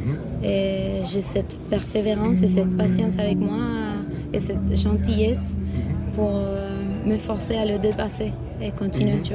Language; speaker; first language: French; non-native, fluent; Spanish